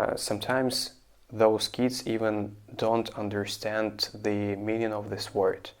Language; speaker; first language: English; non-native, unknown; Russian